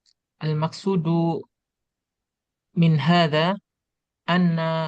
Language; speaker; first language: Arabic; non-native, learner; Indonesian